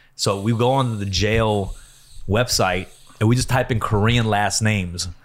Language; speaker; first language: English; early bilingual, other home language; Korean